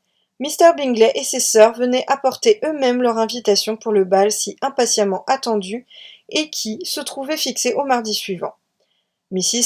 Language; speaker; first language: French; native; French